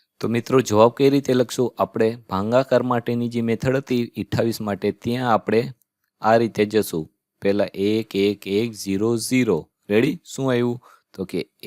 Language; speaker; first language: Gujarati; native; Gujarati